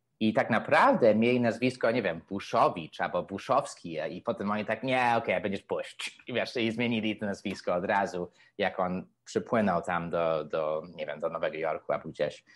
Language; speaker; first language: Polish; early bilingual, heritage; Polish